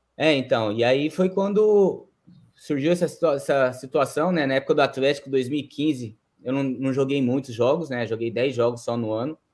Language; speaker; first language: Portuguese; native; Portuguese